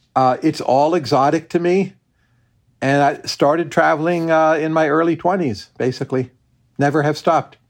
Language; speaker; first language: English; native; English